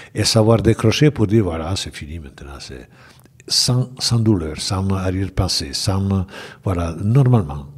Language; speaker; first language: French; non-native, fluent; Bosnian